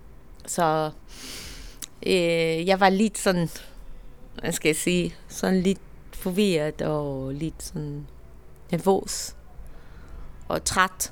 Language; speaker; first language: Danish; non-native, learner; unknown